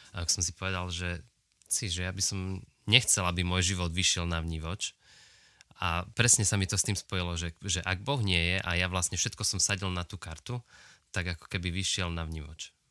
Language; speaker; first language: Slovak; native; Slovak